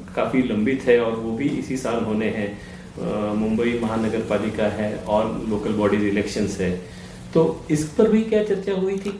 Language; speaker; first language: Hindi; non-native, local second language; Marathi